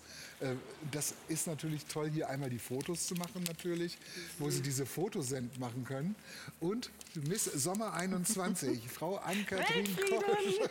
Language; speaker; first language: German; native; German